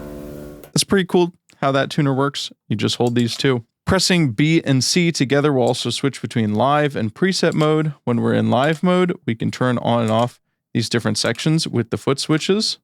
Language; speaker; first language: English; native; English